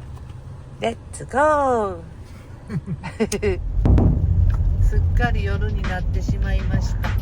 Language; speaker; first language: Japanese; native; Japanese